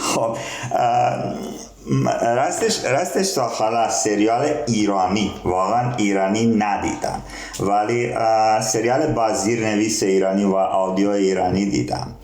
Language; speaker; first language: Persian; non-native, learner; Serbian